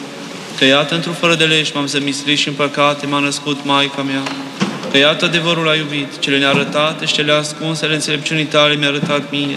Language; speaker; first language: Romanian; native; Romanian